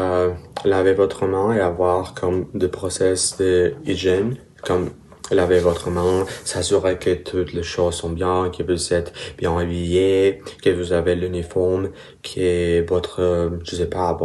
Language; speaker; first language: French; non-native, learner; Spanish